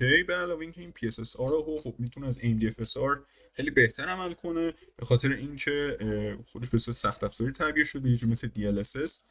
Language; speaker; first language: Persian; native; Persian